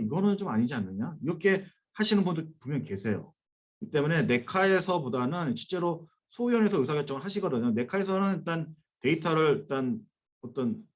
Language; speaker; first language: Korean; native; Korean